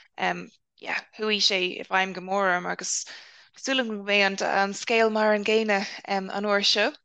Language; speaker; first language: Irish; non-native, local second language; English